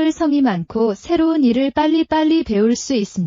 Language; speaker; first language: Korean; non-native, learner; Nepali